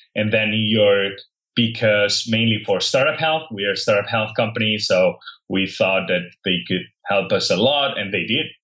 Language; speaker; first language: English; non-native, fluent; Spanish